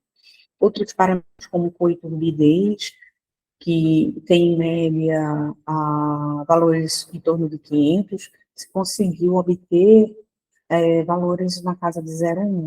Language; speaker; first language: Portuguese; native; Portuguese